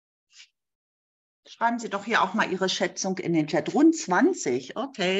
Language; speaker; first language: German; native; German